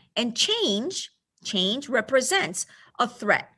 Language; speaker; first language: English; early bilingual, other home language; Spanish